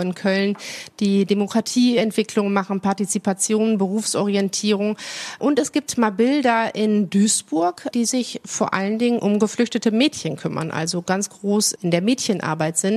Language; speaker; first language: German; native; German